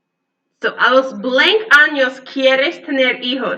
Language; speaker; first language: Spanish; non-native, learner; English